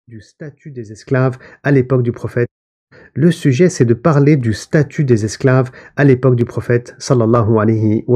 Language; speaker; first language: French; native; French